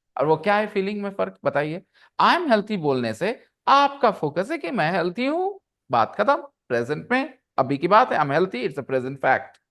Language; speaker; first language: Hindi; native; Hindi